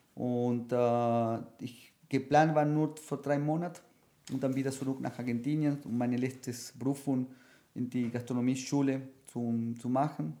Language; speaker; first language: German; non-native, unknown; Spanish